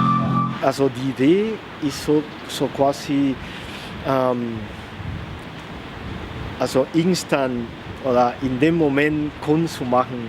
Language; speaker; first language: German; non-native, fluent; Spanish